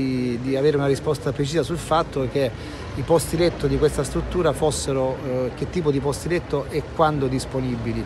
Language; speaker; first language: Italian; native; Italian